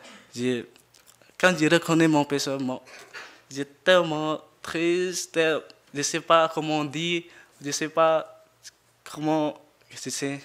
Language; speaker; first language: French; non-native, learner; Jarai